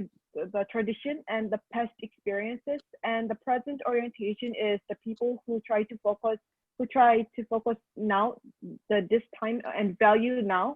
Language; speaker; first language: English; non-native, fluent; Korean